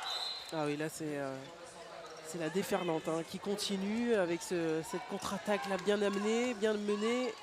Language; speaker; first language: French; native; French